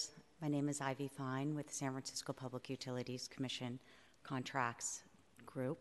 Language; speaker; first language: English; native; English